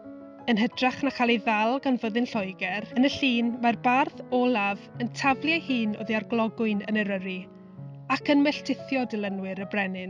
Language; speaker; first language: Welsh; native; Welsh